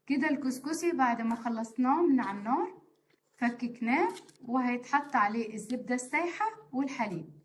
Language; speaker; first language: Arabic; native; Arabic